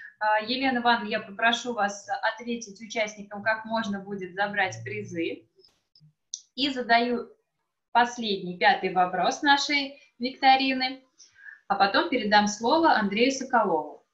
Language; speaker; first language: Russian; native; Russian